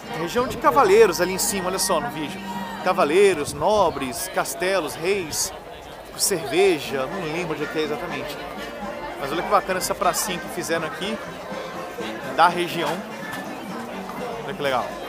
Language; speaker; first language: Portuguese; native; Portuguese